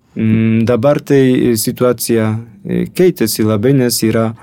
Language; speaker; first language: Lithuanian; non-native, fluent; Polish